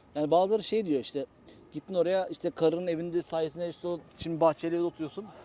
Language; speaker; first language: Turkish; native; Turkish